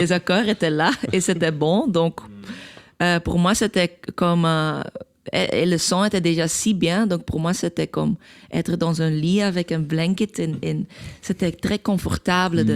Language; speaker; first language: French; non-native, local second language; Dutch